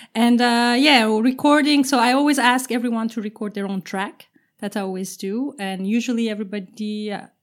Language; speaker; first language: English; non-native, fluent; Turkish